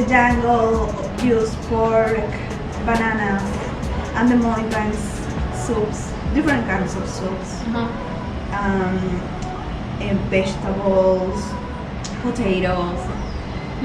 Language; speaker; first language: English; non-native, learner; Spanish